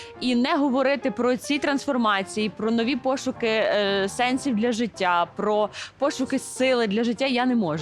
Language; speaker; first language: Ukrainian; native; Ukrainian